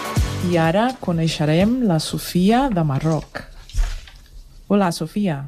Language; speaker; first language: Catalan; non-native, learner; Portuguese